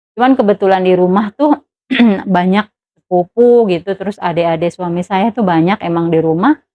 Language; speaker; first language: Indonesian; non-native, local second language; Sundanese